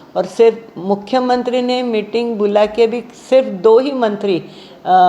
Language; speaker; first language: Hindi; non-native, local second language; Marathi